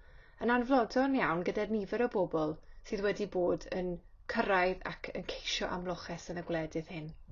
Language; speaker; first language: Welsh; native; Welsh